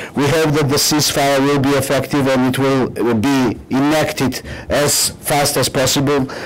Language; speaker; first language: English; non-native, fluent; Georgian